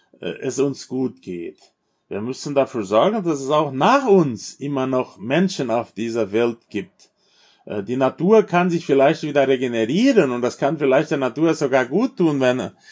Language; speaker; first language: German; non-native, fluent; Portuguese